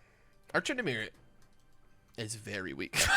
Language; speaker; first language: English; native; English